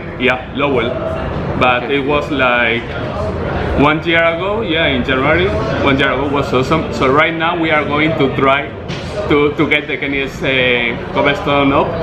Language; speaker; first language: English; non-native, learner; Spanish